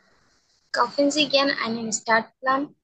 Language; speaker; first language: German; non-native, learner; Bangla